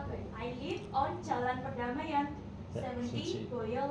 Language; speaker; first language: English; non-native, fluent; Indonesian